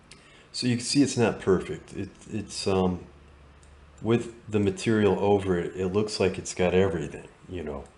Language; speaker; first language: English; native; English